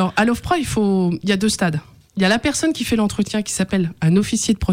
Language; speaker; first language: French; native; French